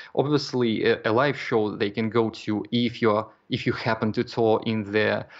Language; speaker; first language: English; non-native, fluent; Russian